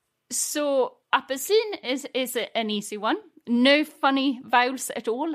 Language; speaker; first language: English; non-native, fluent; Swedish